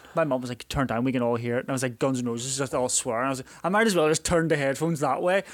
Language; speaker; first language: English; native; English